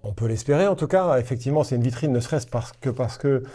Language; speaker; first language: French; native; French